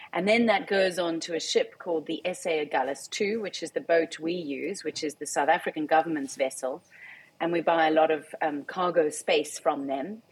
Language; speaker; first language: English; native; English